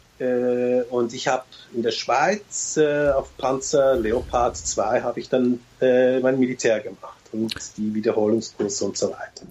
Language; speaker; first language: German; early bilingual, other home language; Turkish